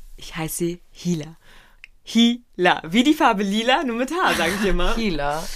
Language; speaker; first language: German; early bilingual, other home language; Pashto